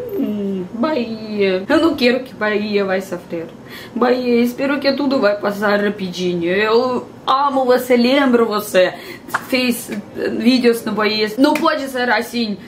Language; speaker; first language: Portuguese; non-native, fluent; Russian